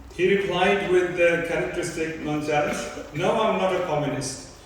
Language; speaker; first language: English; early bilingual, other home language; Punjabi